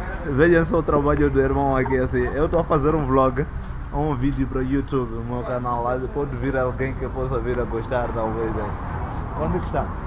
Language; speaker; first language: Portuguese; non-native, local second language; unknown